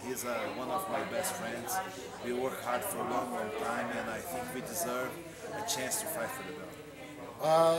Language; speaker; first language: English; non-native, learner; Portuguese